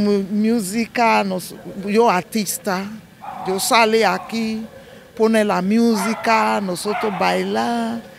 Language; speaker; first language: Spanish; non-native, learner; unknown